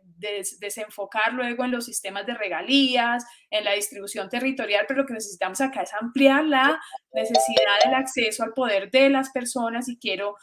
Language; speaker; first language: Spanish; native; Spanish